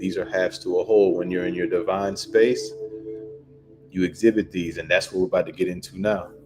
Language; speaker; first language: English; native; English